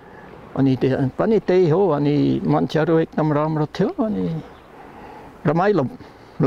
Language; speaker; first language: Nepali; non-native, learner; German